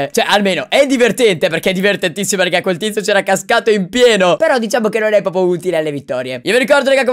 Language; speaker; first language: Italian; native; Italian